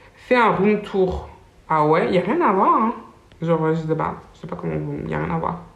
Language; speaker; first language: French; early bilingual, other home language; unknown